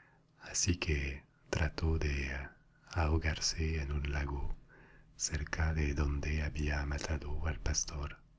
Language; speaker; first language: Spanish; non-native, fluent; French